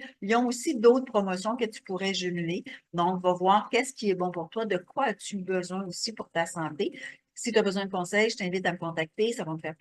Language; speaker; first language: French; native; French